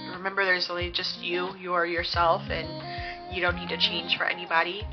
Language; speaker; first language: English; native; English